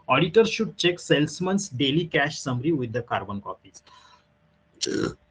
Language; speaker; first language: Hindi; non-native, local second language; Marathi